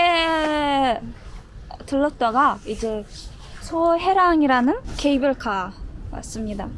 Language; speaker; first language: Korean; non-native, fluent; Turkmen